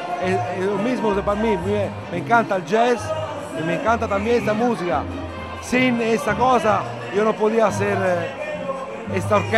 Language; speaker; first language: Spanish; non-native, learner; Italian